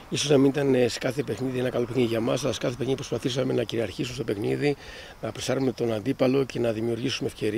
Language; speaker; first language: Greek; native; Greek